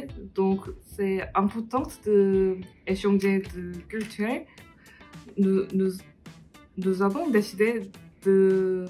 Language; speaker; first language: French; non-native, learner; Korean